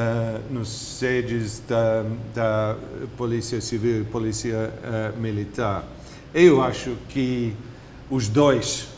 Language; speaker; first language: Portuguese; non-native, fluent; English